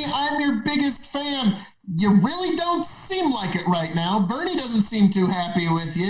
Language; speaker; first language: English; native; English